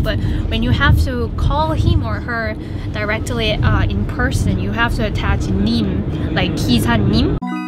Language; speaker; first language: English; non-native, fluent; Korean